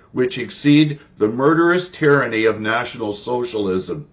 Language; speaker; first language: English; native; English